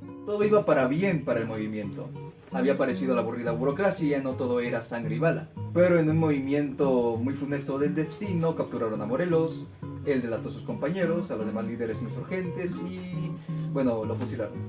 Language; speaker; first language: Spanish; native; Spanish